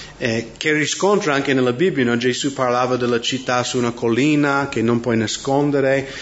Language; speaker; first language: Italian; non-native, fluent; English